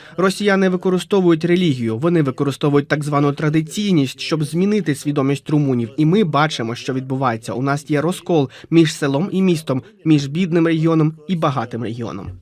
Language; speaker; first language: Ukrainian; non-native, fluent; Romanian